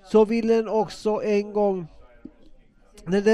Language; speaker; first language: Swedish; non-native, local second language; Finnish